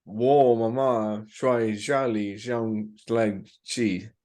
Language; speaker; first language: Chinese; non-native, learner; English